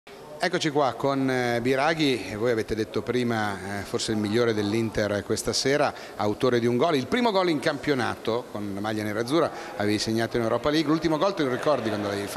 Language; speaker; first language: Italian; native; Italian